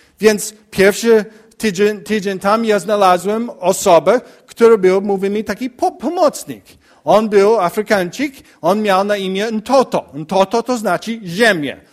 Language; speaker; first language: Polish; non-native, learner; English